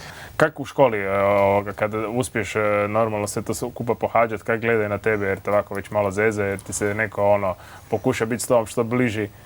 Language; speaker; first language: Croatian; native; Croatian